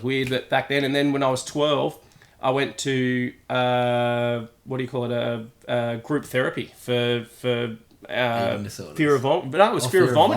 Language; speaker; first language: English; native; English